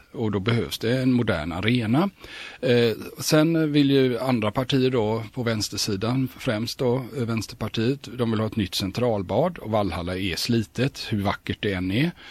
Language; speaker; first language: Swedish; native; Swedish